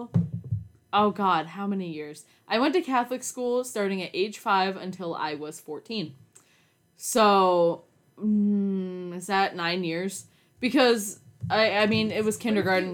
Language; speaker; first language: English; native; English